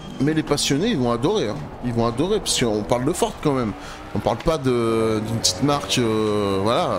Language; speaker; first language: French; native; French